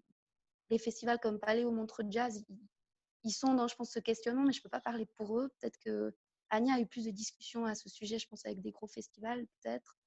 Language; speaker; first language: French; native; French